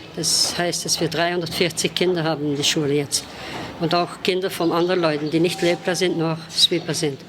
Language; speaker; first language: German; non-native, fluent; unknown